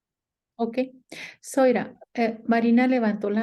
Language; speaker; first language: Spanish; native; Spanish